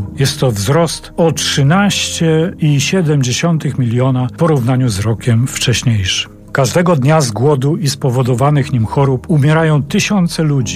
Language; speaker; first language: Polish; native; Polish